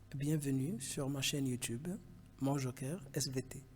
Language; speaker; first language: French; non-native, local second language; Arabic